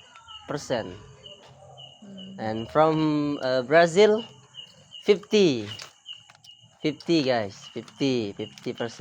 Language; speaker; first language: English; non-native, learner; Indonesian